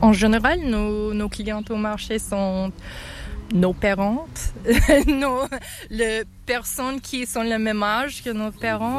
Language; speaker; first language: French; non-native, learner; English